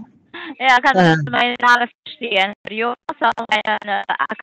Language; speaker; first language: German; non-native, fluent; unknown